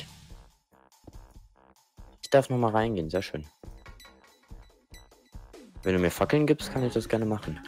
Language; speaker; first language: German; native; German